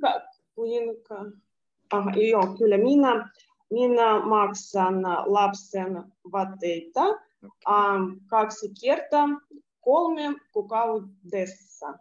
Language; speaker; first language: Finnish; non-native, learner; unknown